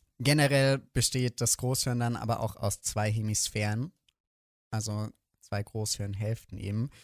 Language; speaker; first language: German; native; German